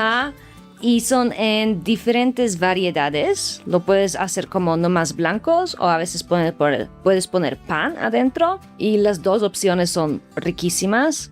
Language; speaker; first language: Spanish; non-native, fluent; Slovak